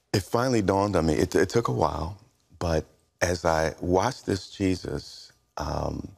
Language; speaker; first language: English; native; English